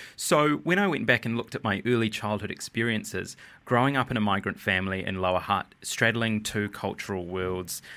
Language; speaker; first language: English; native; English